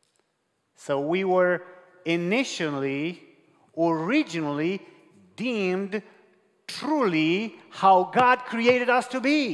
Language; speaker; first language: English; non-native, fluent; Romanian